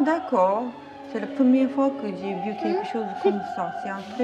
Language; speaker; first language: French; non-native, learner; Japanese